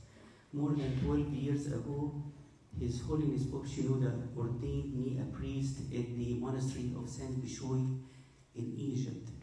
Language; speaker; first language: English; non-native, fluent; Arabic